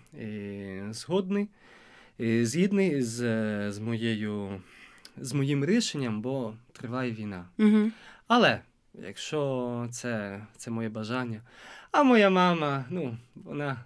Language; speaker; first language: Ukrainian; non-native, fluent; Italian